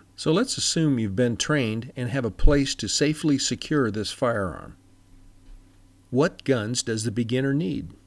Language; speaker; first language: English; native; English